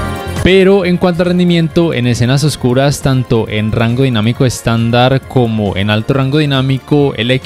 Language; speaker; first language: Spanish; native; Spanish